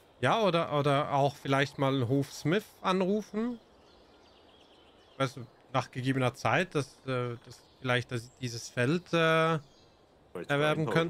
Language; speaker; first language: German; native; German